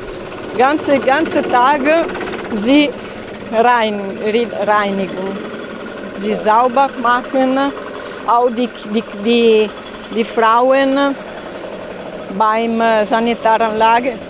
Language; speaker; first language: German; non-native, learner; Italian